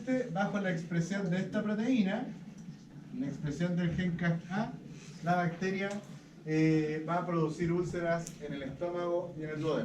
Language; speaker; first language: Spanish; native; Spanish